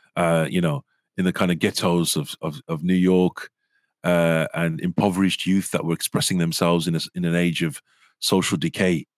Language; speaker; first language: English; native; English